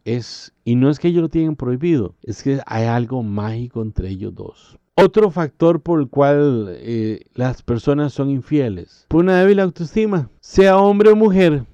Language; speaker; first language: Spanish; native; Spanish